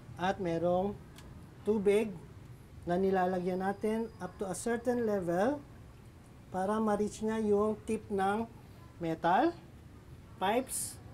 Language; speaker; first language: Filipino; native; Filipino